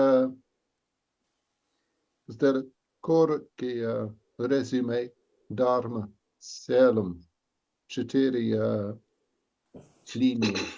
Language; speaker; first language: Russian; non-native, learner; English